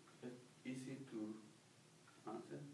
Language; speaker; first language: English; non-native, learner; Spanish